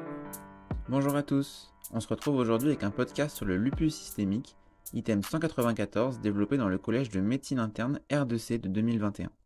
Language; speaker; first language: French; native; French